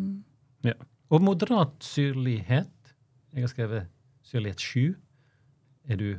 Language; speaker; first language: Norwegian; native; Norwegian